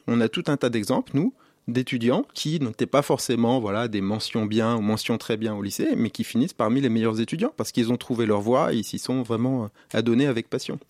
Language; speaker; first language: French; native; French